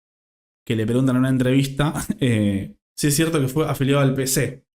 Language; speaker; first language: Spanish; native; Spanish